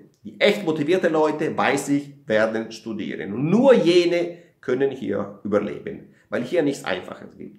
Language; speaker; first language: German; non-native, fluent; Italian